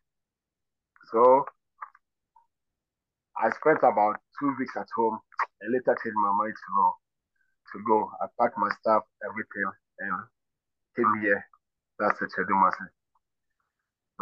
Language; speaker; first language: English; non-native, local second language; Akan